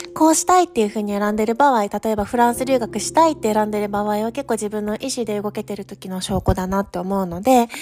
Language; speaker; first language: Japanese; native; Japanese